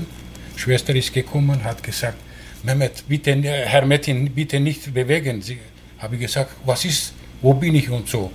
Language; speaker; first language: German; non-native, learner; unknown